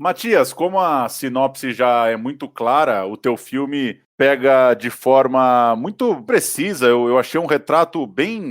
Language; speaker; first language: Portuguese; native; Portuguese